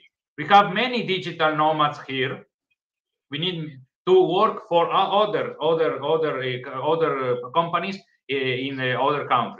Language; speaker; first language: English; non-native, learner; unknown